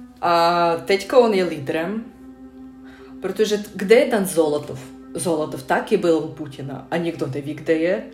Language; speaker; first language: Czech; non-native, fluent; Russian